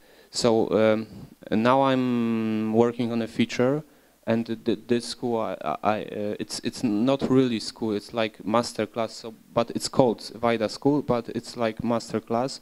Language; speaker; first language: English; non-native, learner; Polish